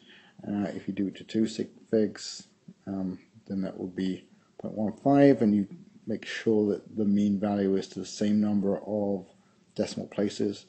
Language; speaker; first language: English; native; English